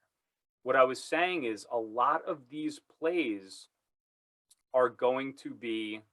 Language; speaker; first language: English; native; English